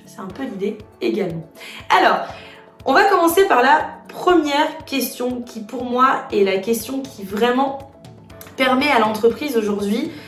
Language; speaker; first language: French; native; French